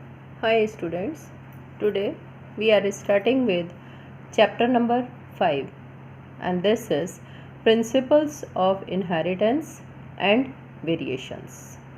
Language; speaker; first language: English; non-native, local second language; Gujarati